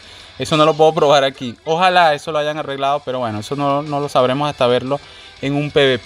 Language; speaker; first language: Spanish; native; Spanish